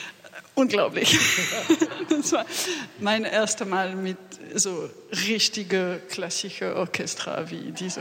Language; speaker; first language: German; non-native, learner; French